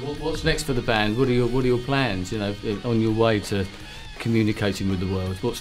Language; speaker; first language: English; native; English